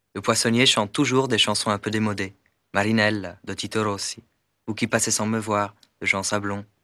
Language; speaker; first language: French; native; French